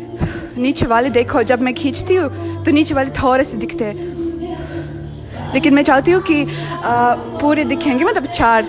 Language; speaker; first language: Hindi; non-native, fluent; Russian